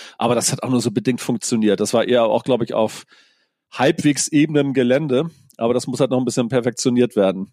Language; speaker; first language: German; native; German